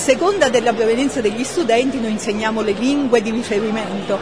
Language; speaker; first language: Italian; native; Italian